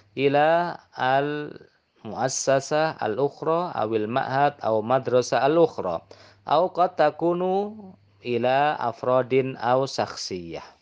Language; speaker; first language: Arabic; non-native, fluent; Indonesian